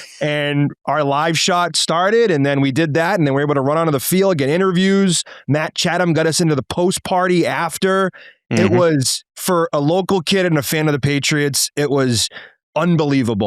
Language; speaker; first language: English; native; English